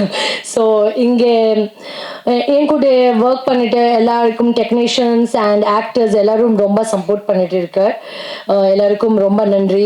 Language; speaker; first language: Tamil; non-native, learner; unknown